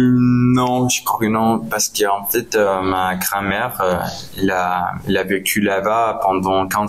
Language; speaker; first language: French; non-native, learner; Spanish